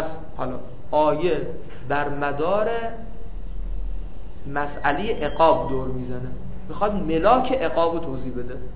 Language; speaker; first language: Persian; native; Persian